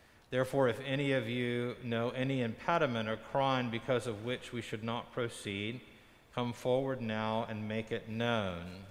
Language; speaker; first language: English; native; English